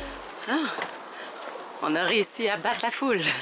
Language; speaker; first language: French; native; French